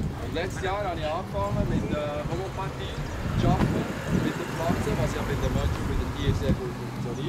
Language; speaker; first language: German; non-native, local second language; French